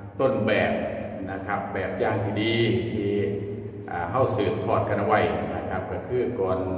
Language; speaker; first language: Thai; non-native, local second language; Northeastern Thai